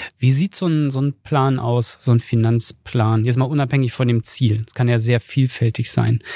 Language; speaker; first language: German; native; German